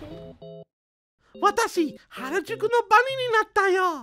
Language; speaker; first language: Japanese; non-native, fluent; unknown